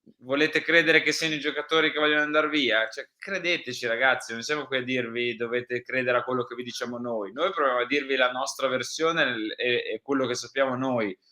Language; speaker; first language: Italian; native; Italian